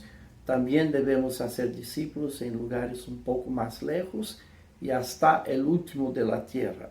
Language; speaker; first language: Spanish; non-native, fluent; English